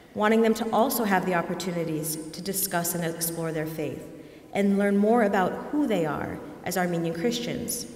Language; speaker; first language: English; native; English